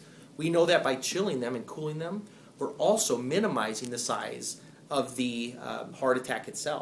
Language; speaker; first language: English; native; English